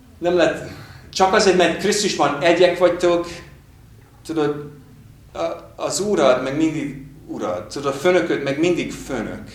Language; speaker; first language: Hungarian; non-native, fluent; English